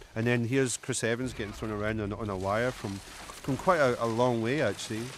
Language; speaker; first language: English; native; English